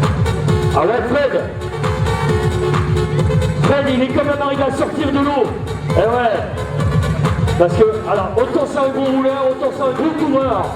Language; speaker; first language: French; native; French